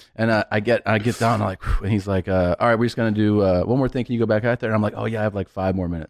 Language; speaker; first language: English; early bilingual, other home language; Spanish